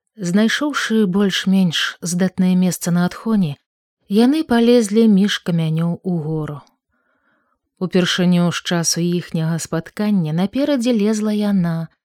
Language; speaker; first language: Belarusian; native; Belarusian